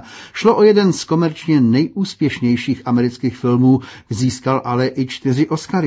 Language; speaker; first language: Czech; native; Czech